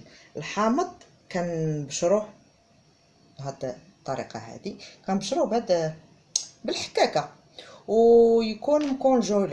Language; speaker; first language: Arabic; native; Arabic